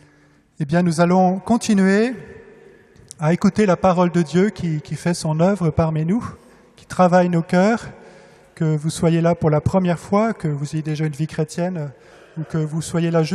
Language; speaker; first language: French; native; French